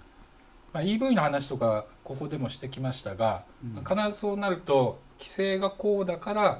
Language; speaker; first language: Japanese; native; Japanese